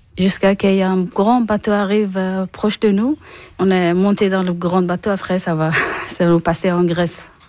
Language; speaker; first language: French; non-native, learner; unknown